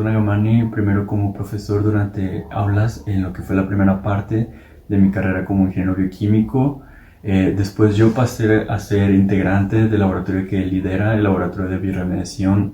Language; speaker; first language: Spanish; native; Spanish